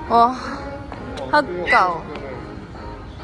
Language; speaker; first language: Chinese; non-native, learner; Filipino